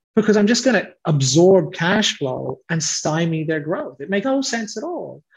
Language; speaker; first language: English; native; English